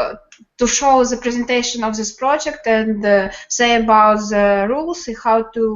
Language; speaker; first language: English; non-native, learner; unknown